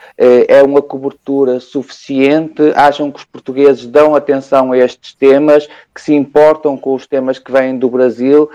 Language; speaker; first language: Portuguese; native; Portuguese